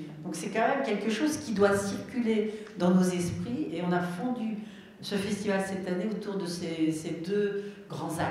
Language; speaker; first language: French; native; French